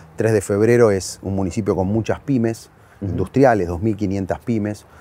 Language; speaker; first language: Spanish; native; Spanish